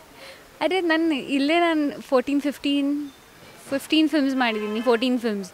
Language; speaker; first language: Kannada; non-native, fluent; Hindi